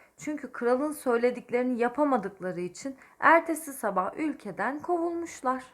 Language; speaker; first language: Turkish; native; Turkish